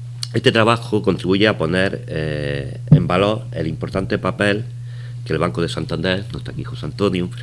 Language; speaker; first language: Spanish; native; Spanish